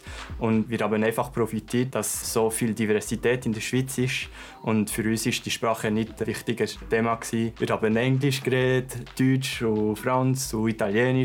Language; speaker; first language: German; non-native, local second language; French